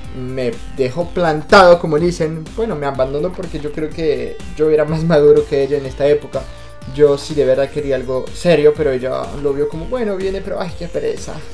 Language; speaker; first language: Spanish; non-native, fluent; French